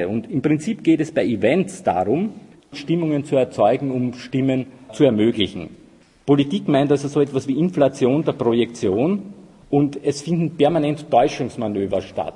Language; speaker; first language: German; native; German